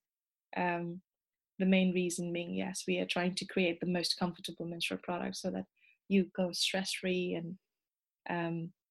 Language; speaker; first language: English; non-native, local second language; Nepali